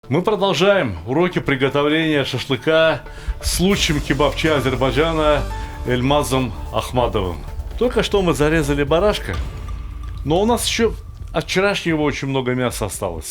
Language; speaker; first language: Russian; native; Russian